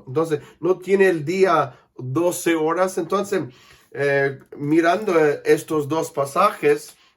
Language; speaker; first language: Spanish; non-native, fluent; English